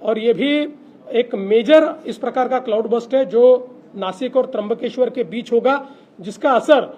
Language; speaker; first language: Hindi; non-native, local second language; Marathi